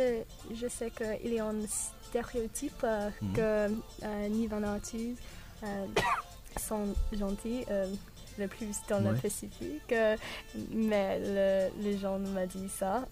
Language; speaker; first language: French; non-native, learner; English